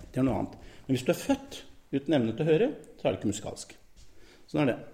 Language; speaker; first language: Norwegian; native; Norwegian